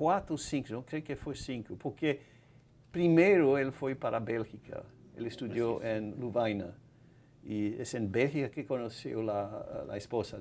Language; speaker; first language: Spanish; non-native, fluent; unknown